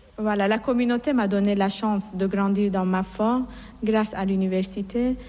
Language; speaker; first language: French; non-native, fluent; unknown